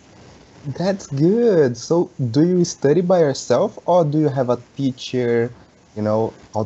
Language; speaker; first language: English; non-native, learner; Portuguese